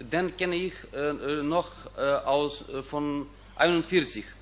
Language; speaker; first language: German; non-native, fluent; Ukrainian